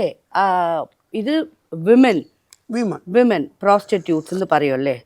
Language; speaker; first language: Malayalam; non-native, local second language; Tamil